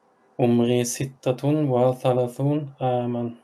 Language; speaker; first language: Arabic; non-native, learner; Norwegian